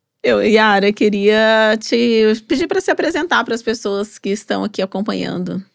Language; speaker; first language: Portuguese; native; Portuguese